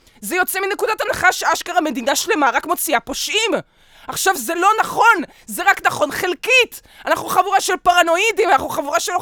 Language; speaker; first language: Hebrew; early bilingual, other home language; Russian